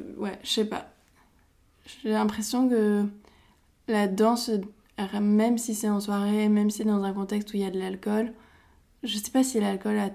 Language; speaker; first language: French; native; French